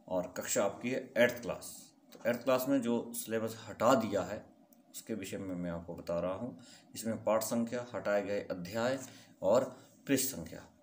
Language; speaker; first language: Hindi; native; Hindi